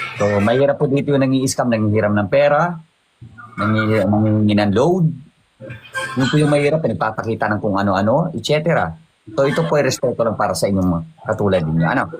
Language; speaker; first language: Filipino; native; Filipino